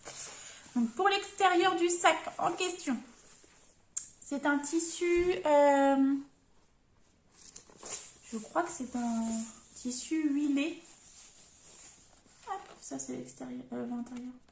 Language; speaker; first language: French; native; French